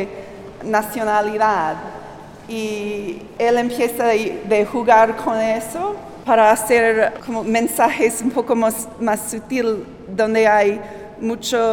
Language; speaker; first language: Spanish; non-native, fluent; English